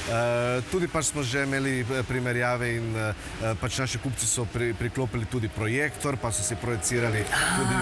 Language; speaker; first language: Slovenian; native; Slovenian